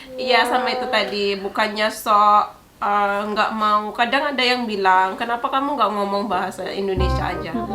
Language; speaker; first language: Indonesian; non-native, local second language; Javanese